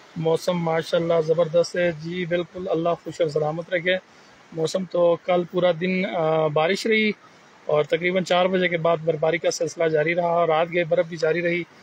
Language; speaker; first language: Urdu; non-native, local second language; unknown